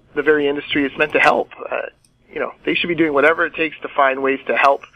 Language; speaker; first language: English; native; English